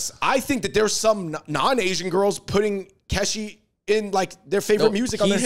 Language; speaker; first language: English; native; English